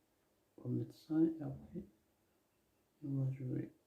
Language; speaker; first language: French; non-native, learner; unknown